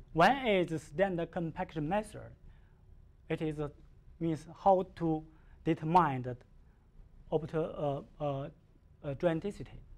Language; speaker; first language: English; non-native, learner; Chinese